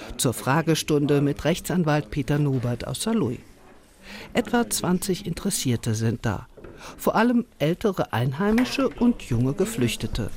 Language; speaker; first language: German; native; German